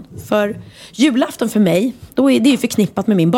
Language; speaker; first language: Swedish; native; Swedish